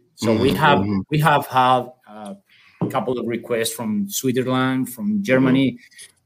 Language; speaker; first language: English; non-native, fluent; Spanish